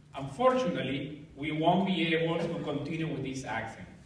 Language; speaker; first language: English; non-native, fluent; Spanish